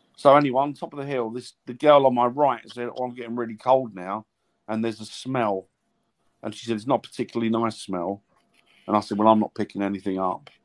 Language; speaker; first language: English; native; English